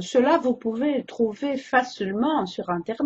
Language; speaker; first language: French; non-native, fluent; Portuguese